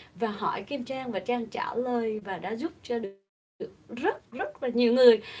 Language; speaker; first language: Vietnamese; native; Vietnamese